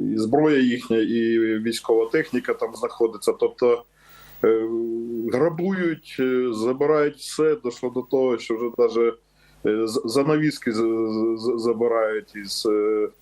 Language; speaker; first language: Ukrainian; native; Ukrainian